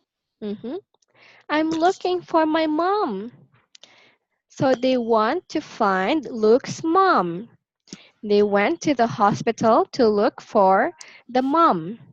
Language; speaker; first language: English; non-native, local second language; Filipino